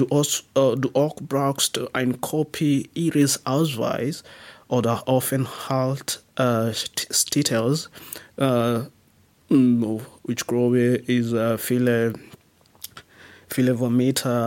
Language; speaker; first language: German; non-native, learner; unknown